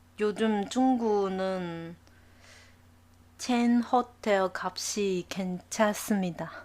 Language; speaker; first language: Korean; non-native, learner; Chinese